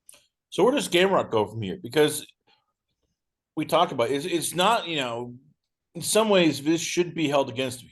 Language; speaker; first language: English; native; English